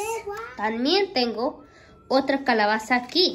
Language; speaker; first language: Spanish; early bilingual, heritage; Spanish